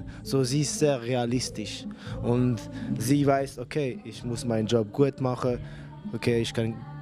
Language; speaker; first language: German; non-native, fluent; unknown